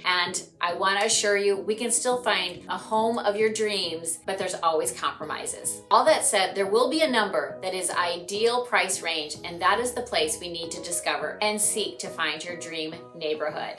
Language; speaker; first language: English; native; English